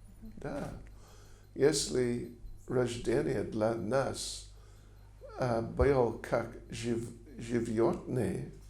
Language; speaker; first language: Russian; non-native, learner; English